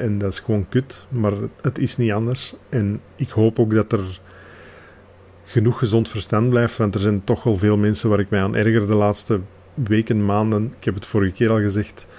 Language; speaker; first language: Dutch; native; Dutch